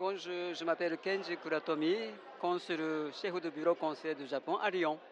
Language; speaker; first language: French; non-native, fluent; Japanese